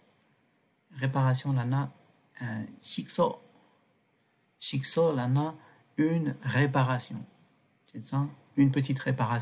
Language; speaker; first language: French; non-native, fluent; Tibetan